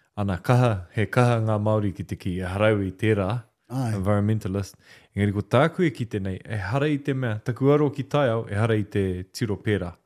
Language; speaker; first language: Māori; native; Māori